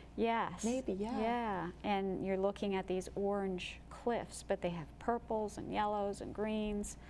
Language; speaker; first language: English; native; English